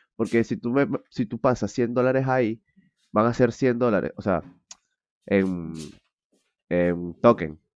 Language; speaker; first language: Spanish; native; Spanish